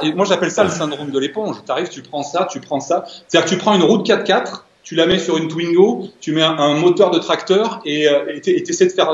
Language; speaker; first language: French; native; French